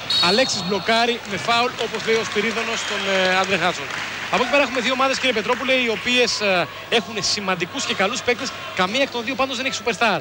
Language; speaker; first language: Greek; native; Greek